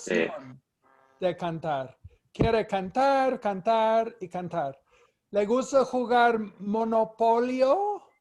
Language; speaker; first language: Spanish; non-native, fluent; English